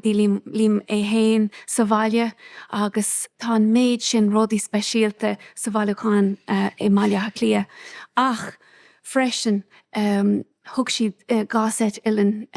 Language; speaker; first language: Irish; non-native, local second language; English